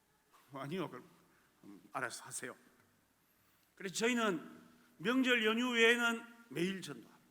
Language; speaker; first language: Korean; native; Korean